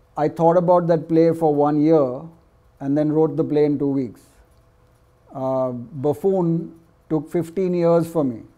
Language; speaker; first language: English; non-native, local second language; Gujarati